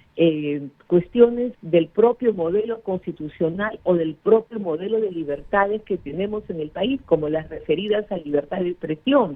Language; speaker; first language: Spanish; native; Spanish